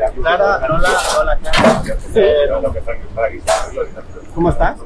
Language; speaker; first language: Spanish; native; Spanish